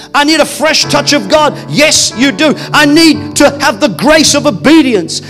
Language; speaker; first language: English; native; English